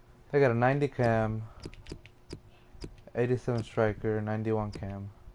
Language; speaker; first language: English; early bilingual, other home language; Spanish